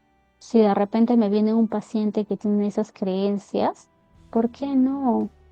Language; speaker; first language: Spanish; native; Spanish